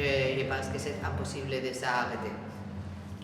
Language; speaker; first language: French; non-native, learner; Spanish